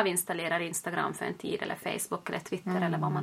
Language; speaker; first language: Swedish; native; Swedish